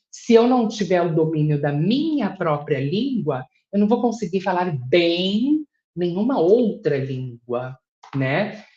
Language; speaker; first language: Portuguese; native; Portuguese